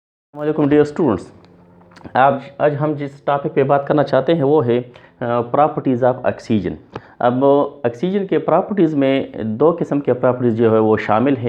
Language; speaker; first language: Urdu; non-native, local second language; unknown